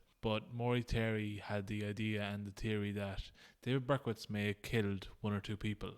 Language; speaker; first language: English; native; English